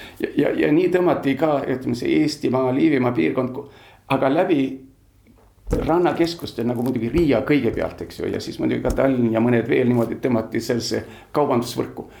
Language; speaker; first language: Estonian; early bilingual, heritage; Estonian